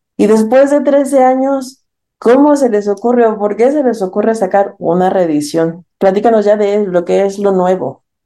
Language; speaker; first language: Spanish; native; Spanish